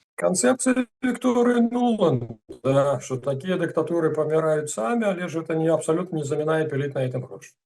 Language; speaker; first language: Belarusian; non-native, local second language; Russian